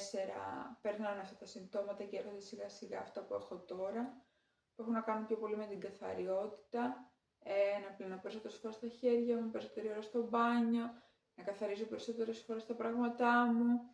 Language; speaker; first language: Greek; native; Greek